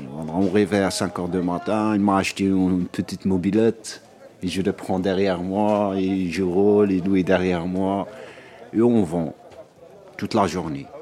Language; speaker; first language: French; non-native, local second language; Arabic